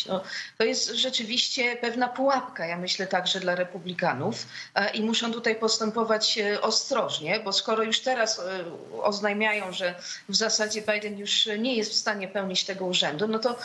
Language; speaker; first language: Polish; native; Polish